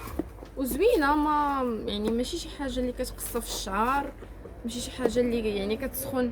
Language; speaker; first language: Arabic; native; Arabic